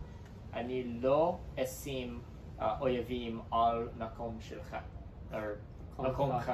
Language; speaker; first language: Hebrew; non-native, learner; English